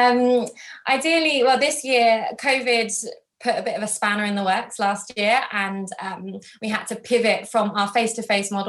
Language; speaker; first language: English; native; English